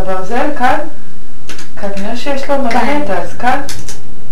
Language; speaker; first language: Hebrew; native; Hebrew